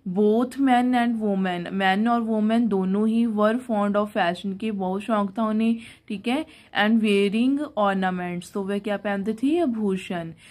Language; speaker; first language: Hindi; non-native, local second language; Punjabi